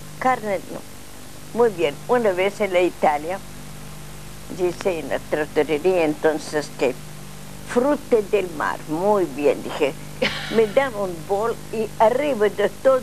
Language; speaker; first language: Spanish; non-native, learner; Russian